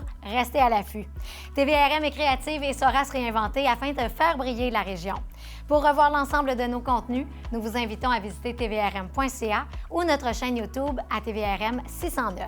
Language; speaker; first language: French; native; French